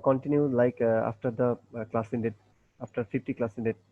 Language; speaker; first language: English; non-native, learner; Bangla